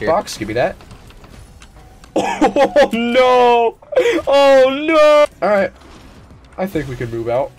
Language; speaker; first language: English; native; English